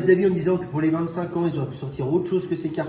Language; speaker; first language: French; native; French